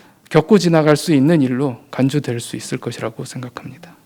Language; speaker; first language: Korean; native; Korean